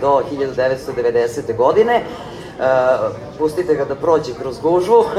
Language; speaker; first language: Serbian; native; Serbian